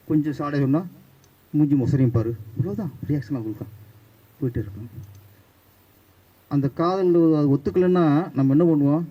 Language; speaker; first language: Tamil; native; Tamil